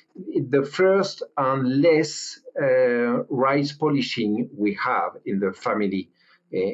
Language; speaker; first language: English; non-native, learner; French